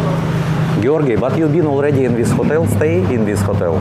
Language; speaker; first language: English; non-native, learner; Russian